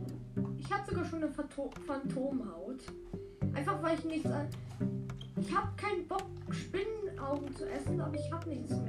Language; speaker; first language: German; native; German